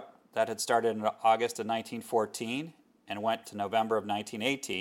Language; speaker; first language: English; native; English